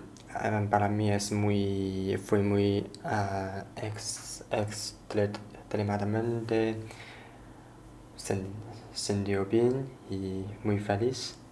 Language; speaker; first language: Spanish; non-native, learner; Chinese